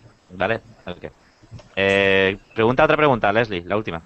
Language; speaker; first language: Spanish; native; Spanish